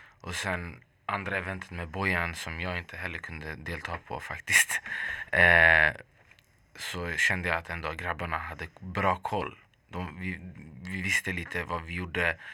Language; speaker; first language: Swedish; early bilingual, other home language; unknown